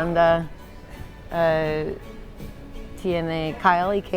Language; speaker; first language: Spanish; non-native, learner; English